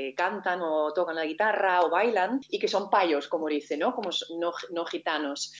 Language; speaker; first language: Spanish; non-native, fluent; Dutch